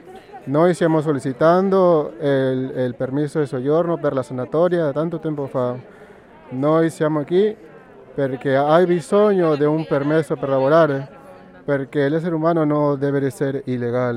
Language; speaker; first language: Italian; non-native, learner; Spanish